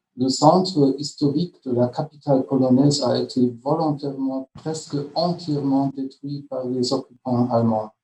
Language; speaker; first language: French; non-native, fluent; German